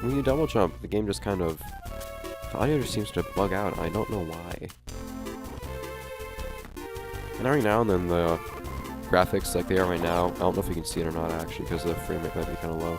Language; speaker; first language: English; native; English